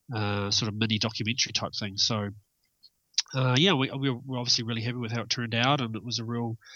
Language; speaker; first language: English; native; English